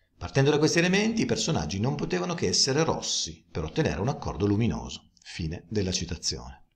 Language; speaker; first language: Italian; native; Italian